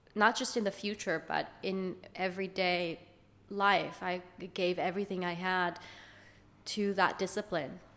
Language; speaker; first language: English; early bilingual, other home language; Hebrew